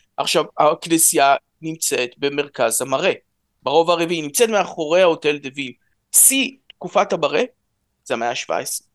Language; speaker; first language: Hebrew; early bilingual, other home language; Russian